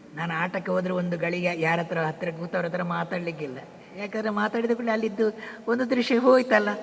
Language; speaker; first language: Kannada; non-native, local second language; Tulu